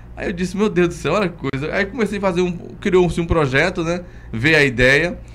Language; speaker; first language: Portuguese; native; Portuguese